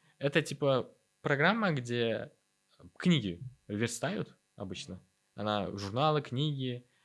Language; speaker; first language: Russian; non-native, local second language; Uzbek